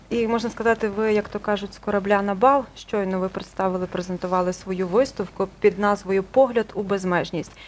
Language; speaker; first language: Ukrainian; native; Ukrainian